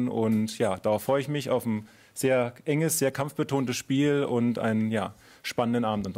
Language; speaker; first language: German; native; German